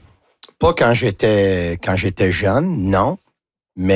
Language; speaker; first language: French; non-native, local second language; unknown